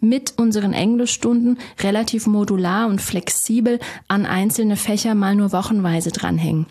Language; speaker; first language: German; native; German